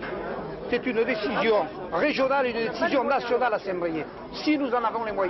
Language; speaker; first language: French; native; French